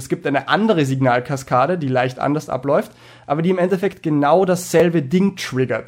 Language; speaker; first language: German; native; German